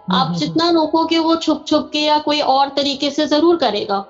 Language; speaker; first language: Hindi; native; Hindi